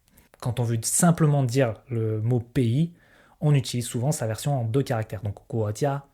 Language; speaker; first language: French; native; French